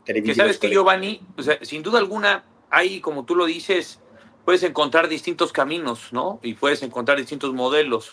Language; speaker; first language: Spanish; native; Spanish